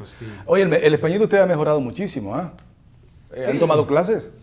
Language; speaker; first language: Spanish; native; Spanish